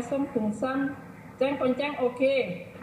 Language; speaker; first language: Chinese; non-native, learner; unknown